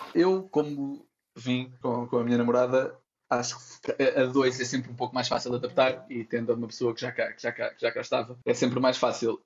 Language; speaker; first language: Portuguese; native; Portuguese